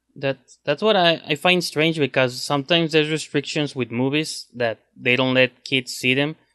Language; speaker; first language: English; non-native, fluent; Spanish